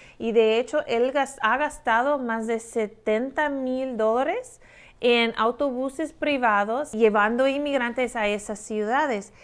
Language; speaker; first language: Spanish; non-native, fluent; English